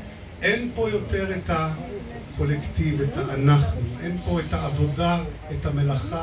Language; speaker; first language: Hebrew; native; Hebrew